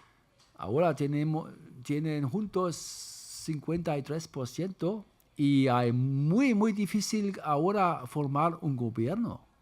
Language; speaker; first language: Spanish; non-native, fluent; German